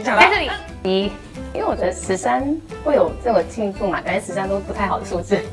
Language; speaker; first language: Chinese; non-native, fluent; Japanese